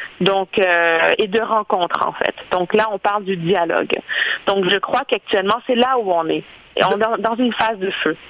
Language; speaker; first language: French; early bilingual, other home language; Haitian Creole